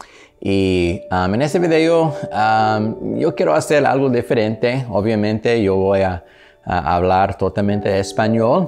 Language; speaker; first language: Spanish; non-native, learner; English